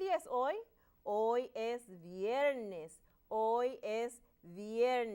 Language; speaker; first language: Spanish; non-native, learner; English